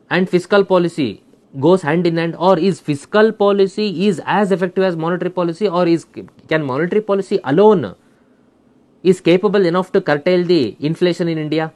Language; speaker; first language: English; non-native, local second language; Kannada